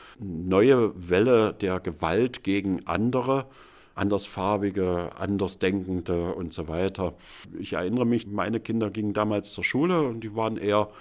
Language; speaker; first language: German; native; German